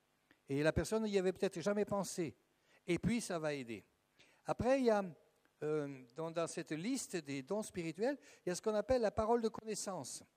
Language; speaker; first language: French; native; French